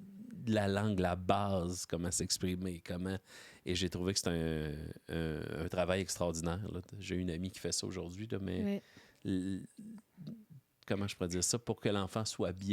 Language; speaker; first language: French; native; French